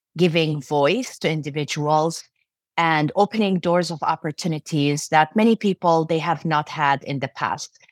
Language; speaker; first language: English; non-native, fluent; Arabic